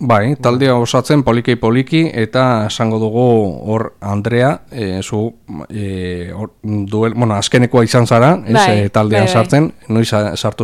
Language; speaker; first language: Basque; native; Basque